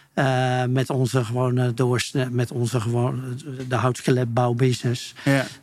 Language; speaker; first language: Dutch; native; Dutch